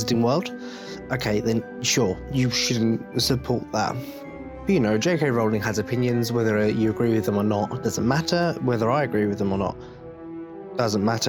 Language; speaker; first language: English; native; English